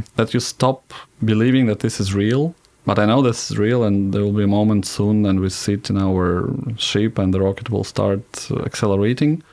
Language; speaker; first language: English; non-native, fluent; Russian